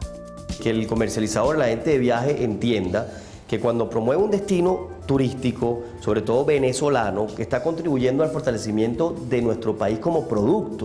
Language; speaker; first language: Spanish; native; Spanish